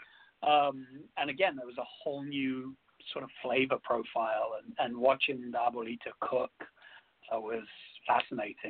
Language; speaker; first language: English; native; English